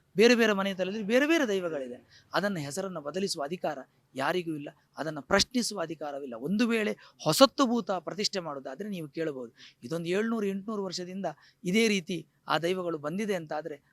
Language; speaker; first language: Kannada; non-native, local second language; Tulu